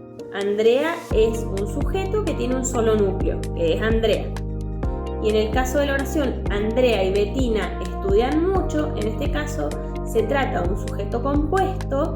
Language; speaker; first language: Spanish; native; Spanish